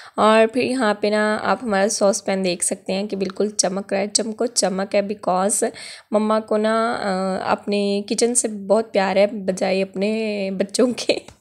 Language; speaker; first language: Urdu; non-native, local second language; Punjabi